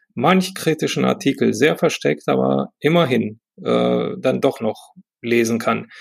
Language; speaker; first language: German; early bilingual, heritage; Romanian